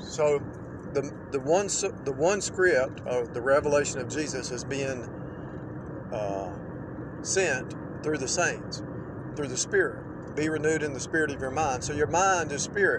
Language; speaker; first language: English; native; English